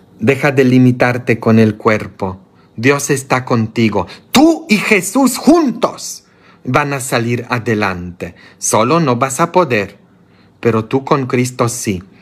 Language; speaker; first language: Spanish; non-native, fluent; Polish